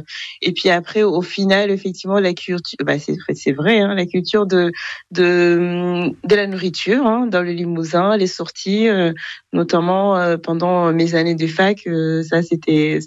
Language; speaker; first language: French; non-native, local second language; Kinyarwanda